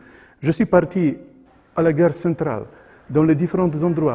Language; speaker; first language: French; non-native, fluent; Polish